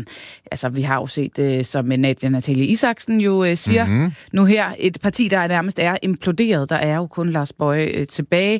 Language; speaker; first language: Danish; native; Danish